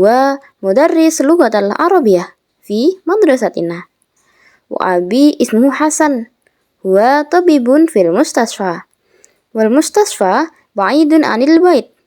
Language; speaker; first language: Arabic; non-native, learner; Indonesian